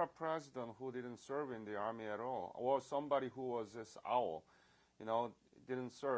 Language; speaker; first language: English; non-native, fluent; Korean